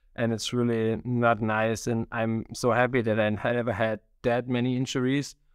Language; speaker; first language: English; non-native, fluent; German